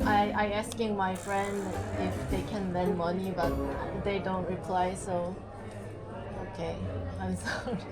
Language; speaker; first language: English; non-native, learner; Korean